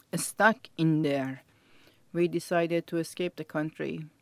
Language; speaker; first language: English; non-native, learner; Persian